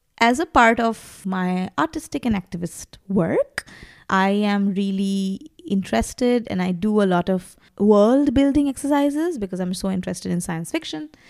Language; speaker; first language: English; non-native, local second language; Bangla